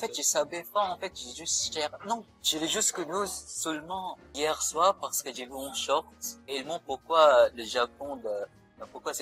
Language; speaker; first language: French; non-native, learner; Filipino